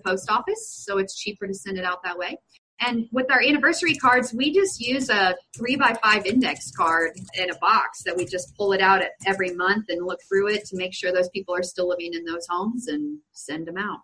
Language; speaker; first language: English; native; English